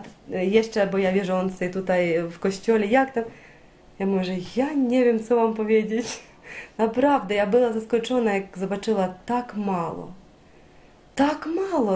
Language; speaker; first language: Polish; non-native, learner; Ukrainian